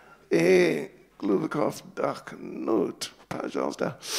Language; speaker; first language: Russian; non-native, learner; English